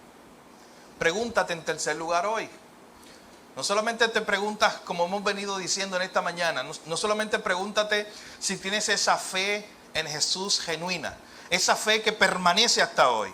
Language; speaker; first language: Spanish; native; Spanish